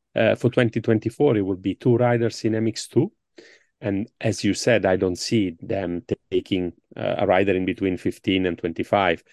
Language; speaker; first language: English; non-native, fluent; Italian